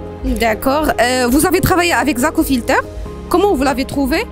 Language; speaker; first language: French; non-native, learner; Turkish